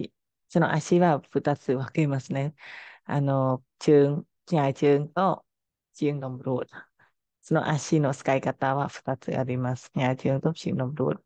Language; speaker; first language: Japanese; non-native, fluent; Khmer